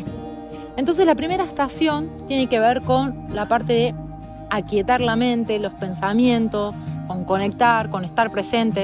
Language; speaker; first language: Spanish; native; Spanish